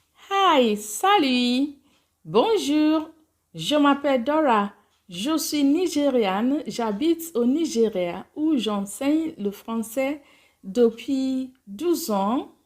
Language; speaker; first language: French; non-native, fluent; Igbo